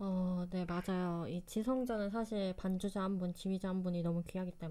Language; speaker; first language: Korean; native; Korean